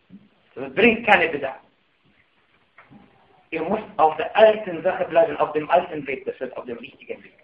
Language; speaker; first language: German; non-native, fluent; Arabic